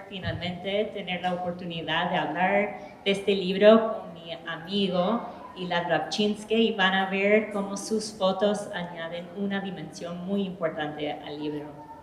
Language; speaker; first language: Spanish; early bilingual, heritage; English